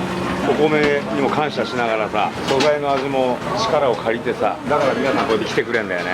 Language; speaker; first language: Japanese; native; Japanese